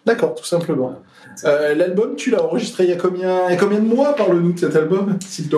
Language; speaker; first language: French; native; French